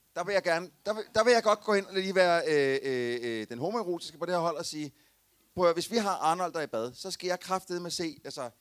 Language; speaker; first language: Danish; native; Danish